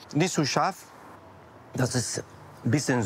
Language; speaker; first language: German; non-native, learner; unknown